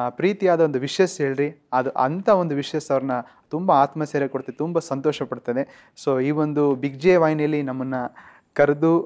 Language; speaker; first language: Kannada; native; Kannada